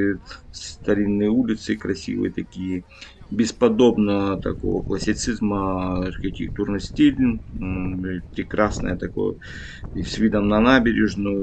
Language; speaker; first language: Russian; native; Russian